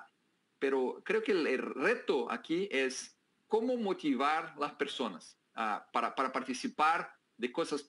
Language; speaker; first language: Spanish; non-native, fluent; Portuguese